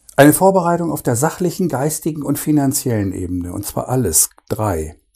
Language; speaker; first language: German; native; German